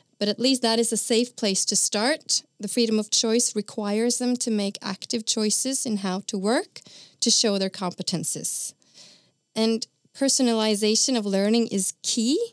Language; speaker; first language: English; non-native, fluent; Norwegian